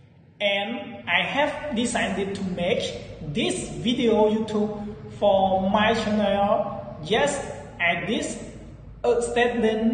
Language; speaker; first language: English; non-native, learner; Khmer